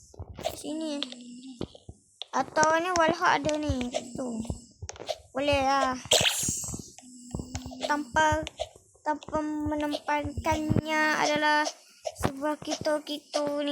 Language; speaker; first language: Malay; native; Malay